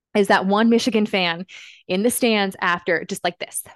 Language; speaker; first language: English; native; English